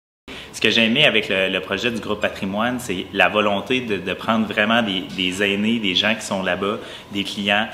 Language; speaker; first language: French; native; French